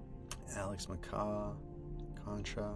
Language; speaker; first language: English; native; English